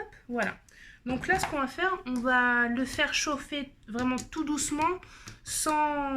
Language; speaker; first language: French; native; French